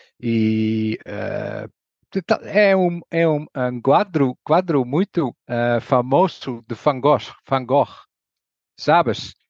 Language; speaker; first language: Portuguese; non-native, learner; Dutch